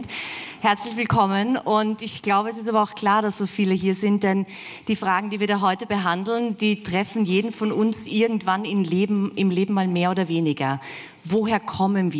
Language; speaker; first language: German; native; German